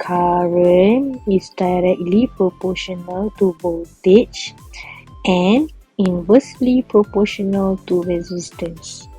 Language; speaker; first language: English; non-native, local second language; Malay